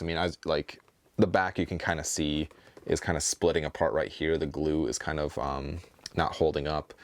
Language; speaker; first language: English; native; English